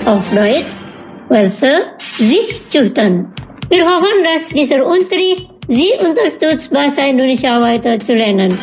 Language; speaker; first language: German; non-native, fluent; Indonesian